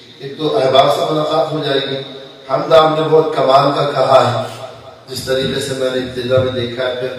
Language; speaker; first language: Urdu; non-native, local second language; Sindhi